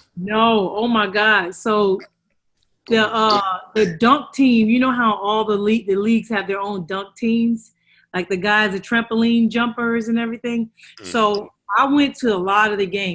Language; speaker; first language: English; native; English